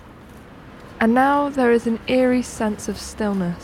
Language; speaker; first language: English; native; English